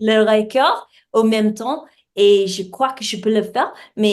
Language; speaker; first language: French; non-native, learner; English